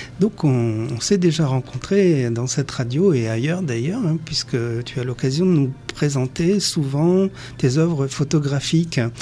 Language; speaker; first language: French; native; French